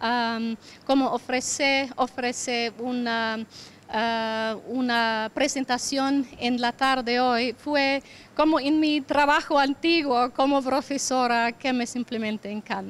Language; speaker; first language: Spanish; non-native, fluent; English